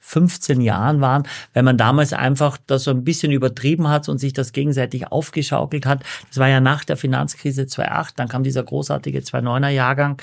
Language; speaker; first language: German; native; German